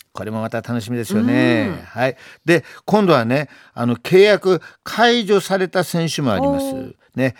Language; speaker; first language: Japanese; native; Japanese